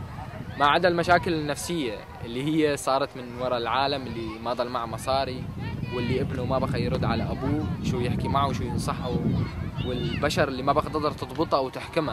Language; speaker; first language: Arabic; native; Arabic